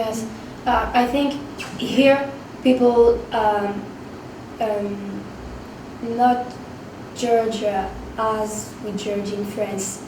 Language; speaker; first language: English; non-native, learner; French